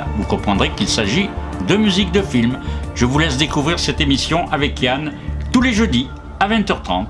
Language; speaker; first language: French; native; French